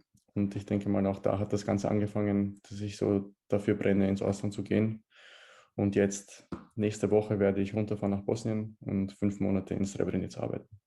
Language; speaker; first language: German; early bilingual, other home language; Bosnian